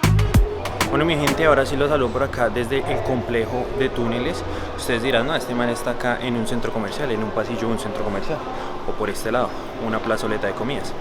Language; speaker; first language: Spanish; native; Spanish